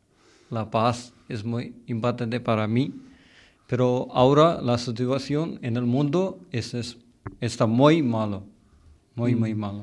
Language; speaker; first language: Spanish; non-native, learner; Tamil